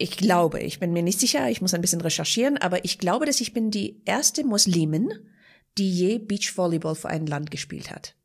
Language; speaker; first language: German; non-native, fluent; Persian